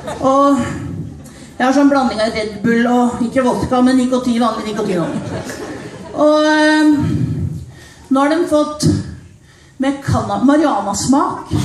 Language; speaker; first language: Norwegian; native; Norwegian